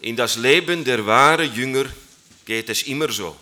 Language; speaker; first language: German; non-native, learner; Dutch